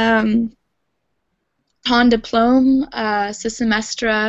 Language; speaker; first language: French; non-native, learner; English